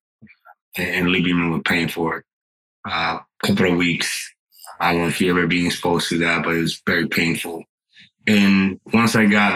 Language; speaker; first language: English; non-native, fluent; Spanish